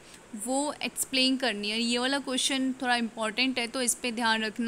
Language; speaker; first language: Hindi; native; Hindi